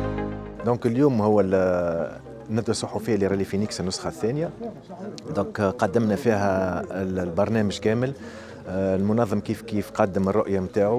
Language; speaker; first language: Arabic; native; Arabic